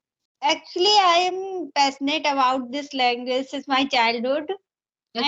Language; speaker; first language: English; non-native, learner; Hindi